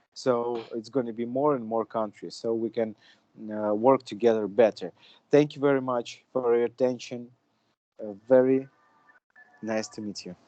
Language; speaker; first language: English; non-native, fluent; Russian